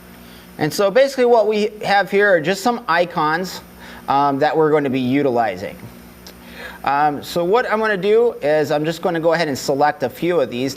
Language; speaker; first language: English; native; English